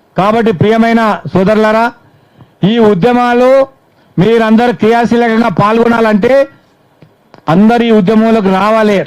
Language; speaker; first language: Telugu; native; Telugu